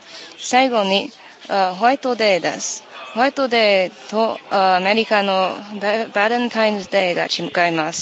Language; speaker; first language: Japanese; non-native, learner; English